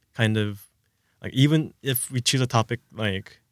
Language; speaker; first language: English; early bilingual, other home language; Korean